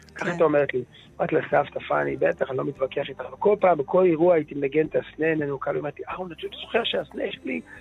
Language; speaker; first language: Hebrew; early bilingual, other home language; Dutch